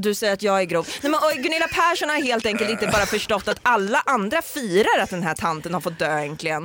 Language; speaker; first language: Swedish; native; Swedish